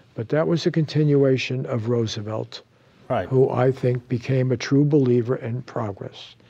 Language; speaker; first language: English; native; English